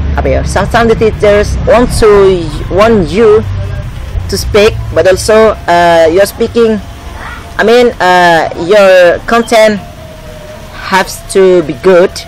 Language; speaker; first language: English; non-native, learner; Indonesian